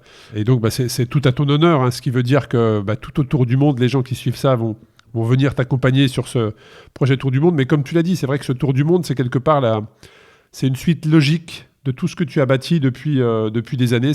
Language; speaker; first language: French; native; French